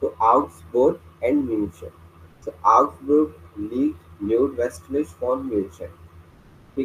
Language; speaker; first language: German; non-native, fluent; Hindi